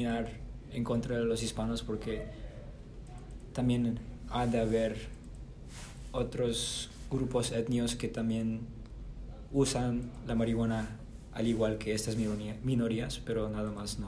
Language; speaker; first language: Spanish; early bilingual, heritage; Spanish